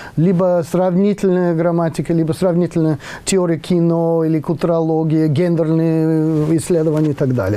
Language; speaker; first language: Russian; non-native, fluent; English